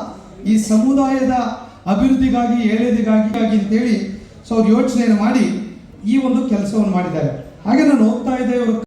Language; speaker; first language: Kannada; native; Kannada